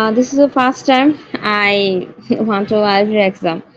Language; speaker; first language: English; non-native, learner; Bangla